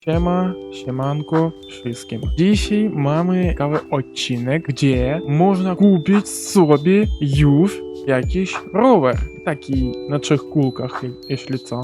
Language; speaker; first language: Polish; non-native, learner; Ukrainian